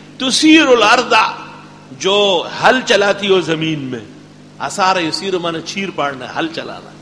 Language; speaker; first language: Urdu; non-native, local second language; Pashto